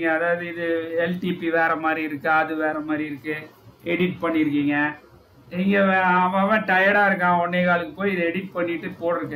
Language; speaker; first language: Tamil; native; Tamil